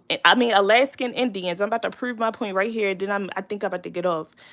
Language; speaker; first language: English; native; English